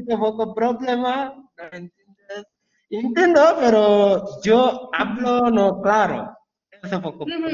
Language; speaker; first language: Spanish; non-native, learner; Bangla